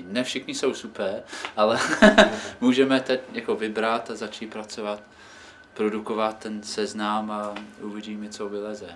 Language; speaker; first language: Czech; non-native, fluent; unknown